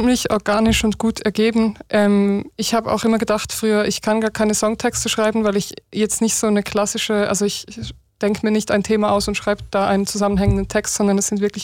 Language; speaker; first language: German; native; German